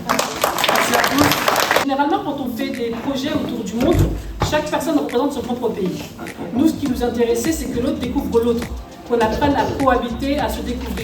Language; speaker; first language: French; native; French